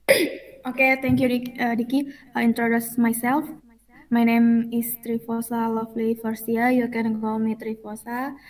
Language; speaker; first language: English; non-native, learner; Indonesian